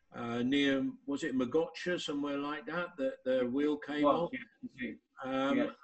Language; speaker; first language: English; native; English